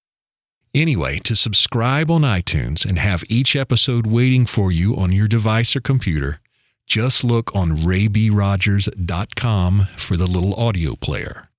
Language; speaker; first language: English; native; English